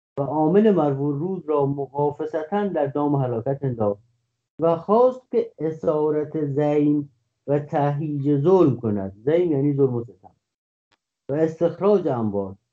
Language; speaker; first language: Persian; non-native, local second language; Kurdish